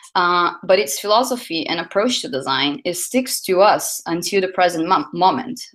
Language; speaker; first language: English; non-native, fluent; Portuguese